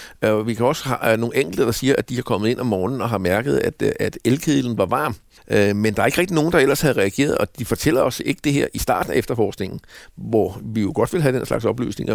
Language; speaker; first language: Danish; native; Danish